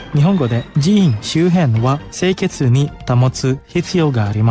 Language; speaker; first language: Japanese; non-native, fluent; Indonesian